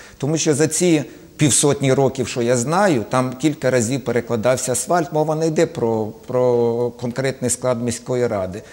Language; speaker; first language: Ukrainian; native; Ukrainian